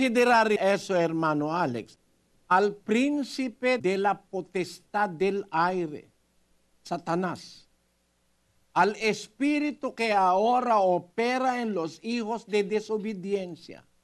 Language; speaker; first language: Spanish; non-native, learner; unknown